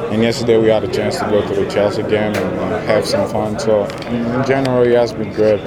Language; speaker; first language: English; non-native, fluent; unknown